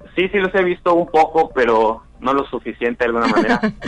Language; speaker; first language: Spanish; native; Spanish